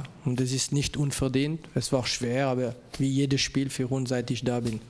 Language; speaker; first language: German; non-native, local second language; French